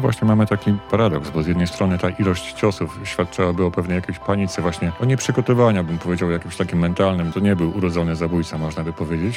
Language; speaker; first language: Polish; native; Polish